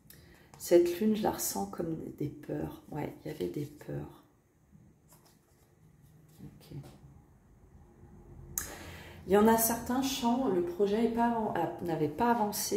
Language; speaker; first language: French; native; French